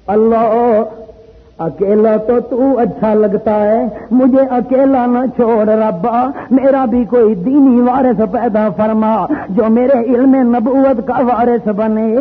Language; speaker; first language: Urdu; non-native, local second language; Pashto